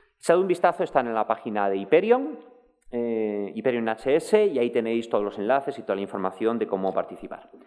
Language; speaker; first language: Spanish; native; Spanish